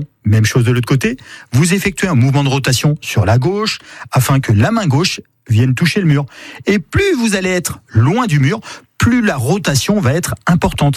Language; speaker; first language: French; native; French